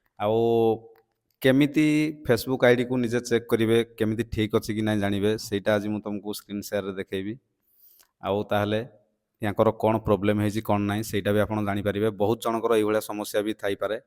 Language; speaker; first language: Odia; native; Odia